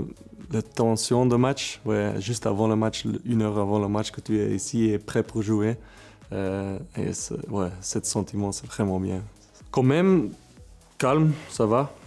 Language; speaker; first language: French; non-native, local second language; Dutch